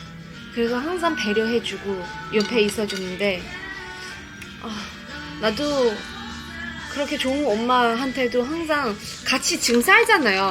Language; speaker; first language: Korean; non-native, fluent; Chinese